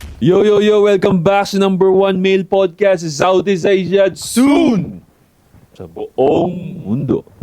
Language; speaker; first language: Filipino; native; Filipino